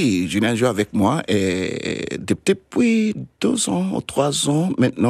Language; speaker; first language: French; non-native, learner; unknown